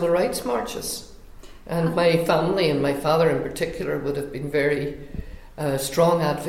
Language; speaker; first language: English; native; English